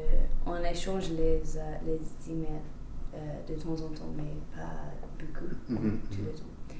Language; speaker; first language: French; non-native, fluent; English